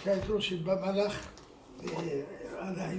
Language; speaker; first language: Hebrew; non-native, fluent; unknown